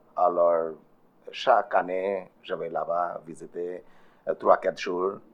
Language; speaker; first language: French; non-native, learner; Bangla